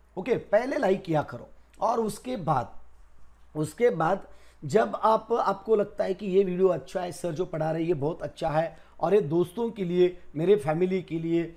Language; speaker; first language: Hindi; non-native, local second language; Marathi